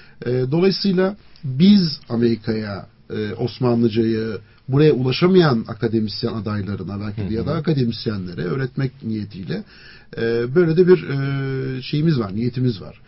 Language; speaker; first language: Turkish; native; Turkish